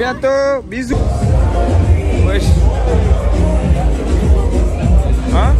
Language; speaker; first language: French; native; French